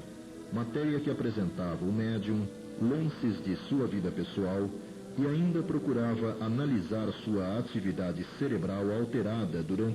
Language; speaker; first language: Portuguese; native; Portuguese